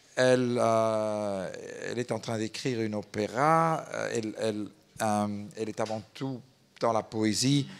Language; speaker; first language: French; native; French